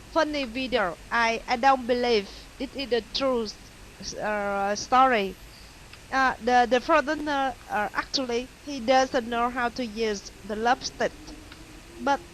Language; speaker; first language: English; non-native, learner; Vietnamese